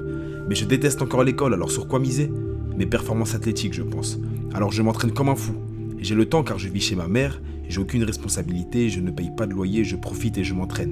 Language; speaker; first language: French; native; French